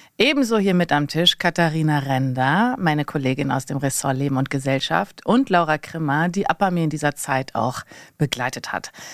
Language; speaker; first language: German; native; German